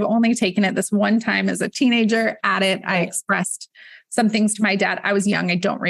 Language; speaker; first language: English; native; English